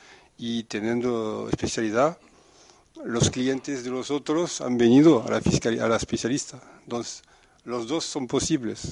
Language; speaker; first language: Spanish; non-native, fluent; French